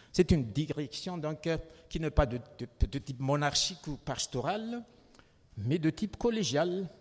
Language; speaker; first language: French; non-native, local second language; Malagasy